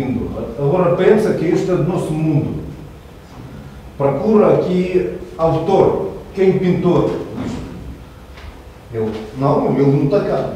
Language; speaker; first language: Portuguese; non-native, learner; Russian